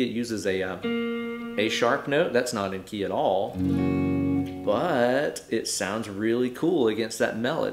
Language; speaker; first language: English; native; English